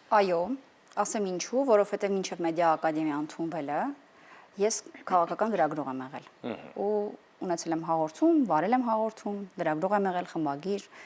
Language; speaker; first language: Armenian; native; Armenian